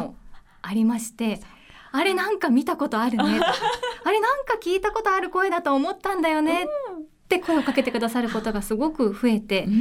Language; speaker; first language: Japanese; native; Japanese